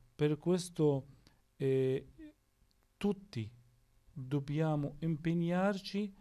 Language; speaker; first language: Italian; non-native, fluent; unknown